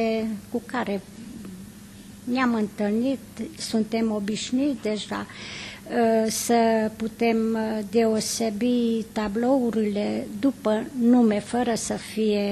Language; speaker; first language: Romanian; non-native, local second language; Hungarian